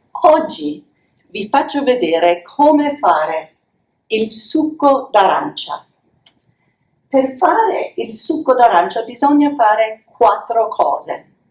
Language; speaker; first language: Italian; non-native, fluent; English